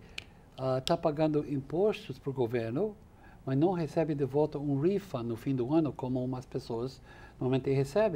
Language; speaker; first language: Portuguese; non-native, fluent; English